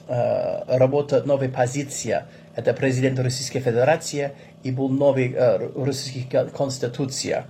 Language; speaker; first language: Russian; non-native, learner; English